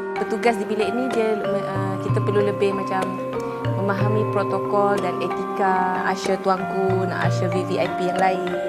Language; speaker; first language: Malay; native; Malay